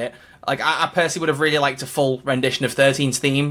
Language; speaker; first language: English; native; English